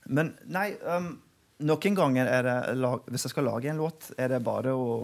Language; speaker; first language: Norwegian; non-native, fluent; English